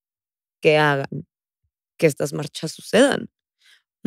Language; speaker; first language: Spanish; native; Spanish